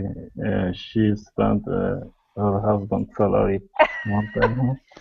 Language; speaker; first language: English; non-native, learner; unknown